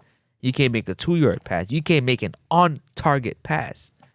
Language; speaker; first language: English; native; English